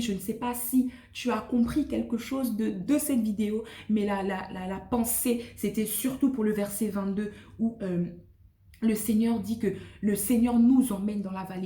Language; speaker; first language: French; native; French